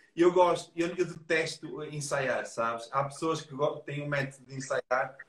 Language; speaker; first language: Portuguese; native; Portuguese